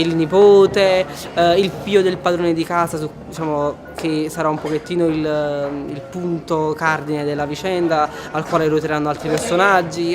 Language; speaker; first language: Italian; native; Italian